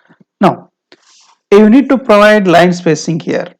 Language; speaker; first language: English; non-native, local second language; Kannada